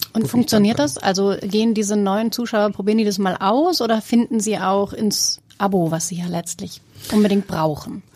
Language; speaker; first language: German; native; German